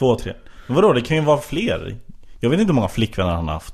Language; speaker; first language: Swedish; native; Swedish